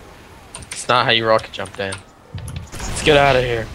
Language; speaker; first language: English; native; English